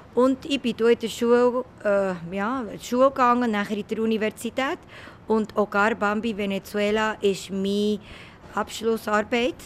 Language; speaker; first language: German; non-native, fluent; Spanish